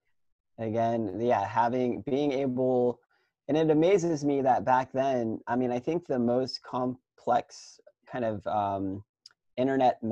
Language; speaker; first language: English; native; English